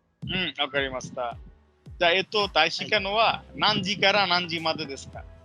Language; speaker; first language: Japanese; non-native, fluent; Bangla